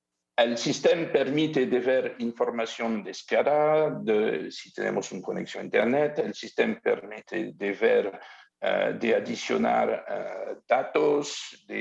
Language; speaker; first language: Spanish; non-native, learner; French